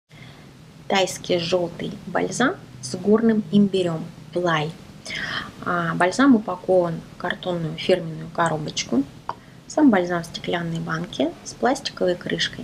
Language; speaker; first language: Russian; native; Russian